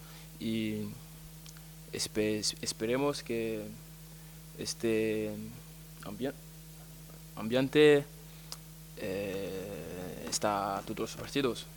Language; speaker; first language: Spanish; non-native, learner; French